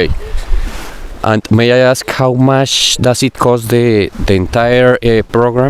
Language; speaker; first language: English; non-native, fluent; Spanish